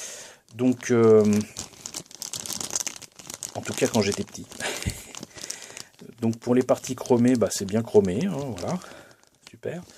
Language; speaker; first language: French; native; French